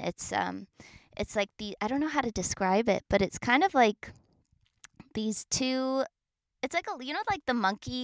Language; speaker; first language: English; native; English